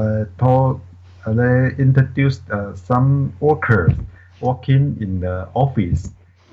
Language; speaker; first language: English; non-native, learner; Chinese